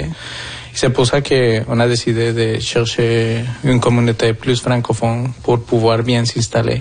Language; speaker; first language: French; non-native, fluent; Spanish